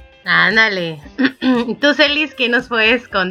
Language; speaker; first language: Spanish; native; Spanish